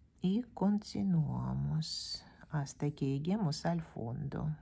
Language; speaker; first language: Spanish; non-native, fluent; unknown